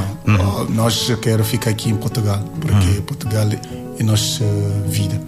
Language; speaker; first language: Portuguese; non-native, learner; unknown